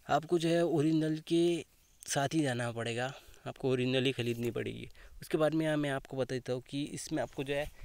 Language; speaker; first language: Hindi; non-native, local second language; Marathi